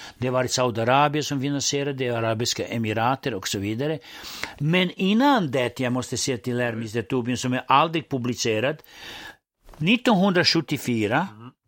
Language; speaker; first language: Swedish; non-native, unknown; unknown